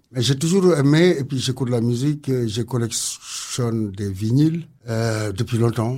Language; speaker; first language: French; non-native, local second language; Wolof